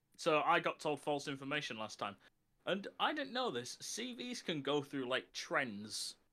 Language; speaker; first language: English; native; English